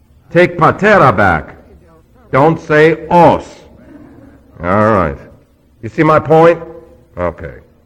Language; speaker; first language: English; native; English